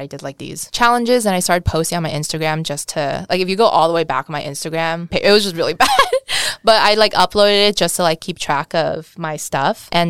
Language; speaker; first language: English; early bilingual, other home language; Vietnamese